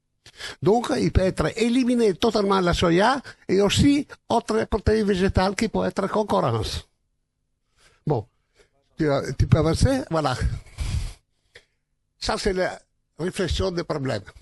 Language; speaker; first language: French; non-native, learner; Italian